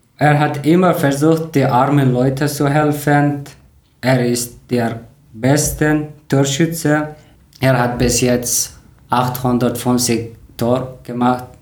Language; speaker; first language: German; non-native, learner; Persian